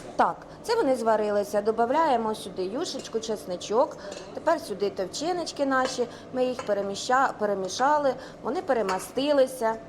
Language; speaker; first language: Ukrainian; native; Ukrainian